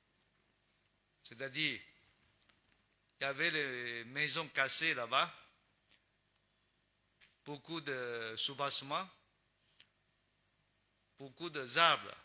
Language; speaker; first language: French; non-native, learner; Chinese